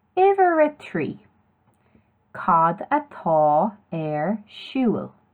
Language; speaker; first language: Irish; non-native, local second language; English